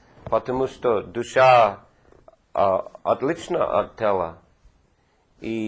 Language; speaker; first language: Russian; non-native, fluent; English